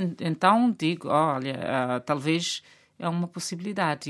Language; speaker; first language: Portuguese; non-native, local second language; Kabuverdianu